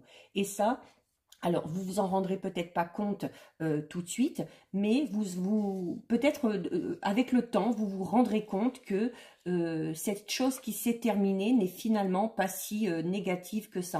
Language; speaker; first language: French; native; French